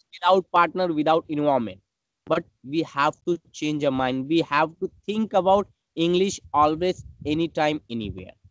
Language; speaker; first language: English; non-native, learner; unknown